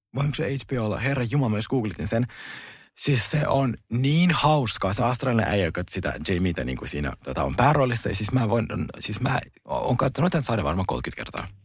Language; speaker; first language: Finnish; early bilingual, other home language; Russian